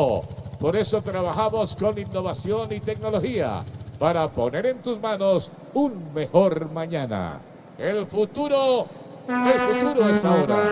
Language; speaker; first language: Spanish; native; Spanish